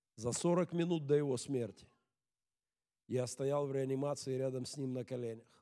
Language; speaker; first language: Russian; native; Russian